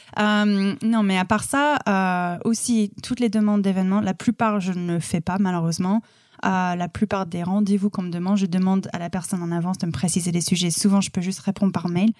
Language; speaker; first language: French; non-native, fluent; English